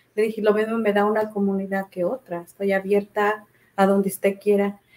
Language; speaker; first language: Spanish; native; Spanish